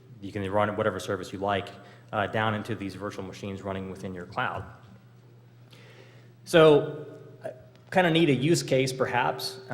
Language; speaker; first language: English; native; English